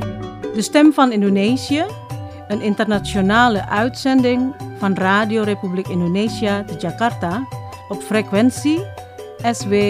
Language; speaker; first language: Dutch; non-native, fluent; Indonesian